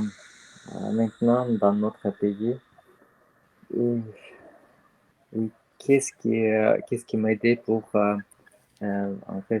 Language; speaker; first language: French; non-native, learner; Armenian